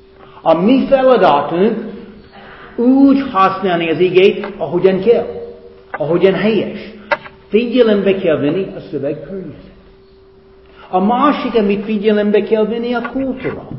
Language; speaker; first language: Hungarian; non-native, fluent; English